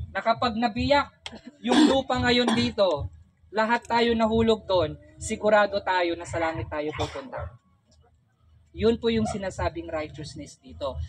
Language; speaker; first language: Filipino; non-native, local second language; Iloko